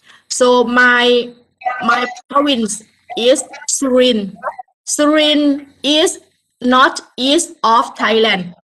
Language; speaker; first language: English; non-native, learner; Thai